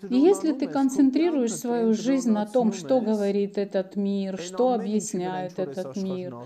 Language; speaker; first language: Russian; non-native, local second language; Armenian